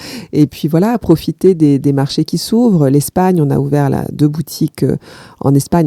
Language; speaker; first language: French; native; French